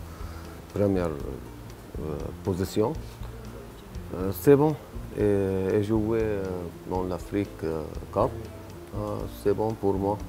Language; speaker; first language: French; non-native, learner; Arabic